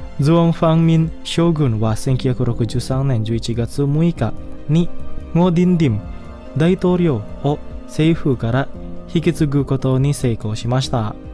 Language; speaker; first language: Japanese; non-native, fluent; Indonesian